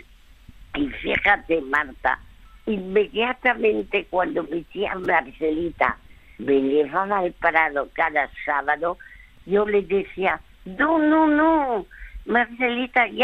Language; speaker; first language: Spanish; early bilingual, other home language; French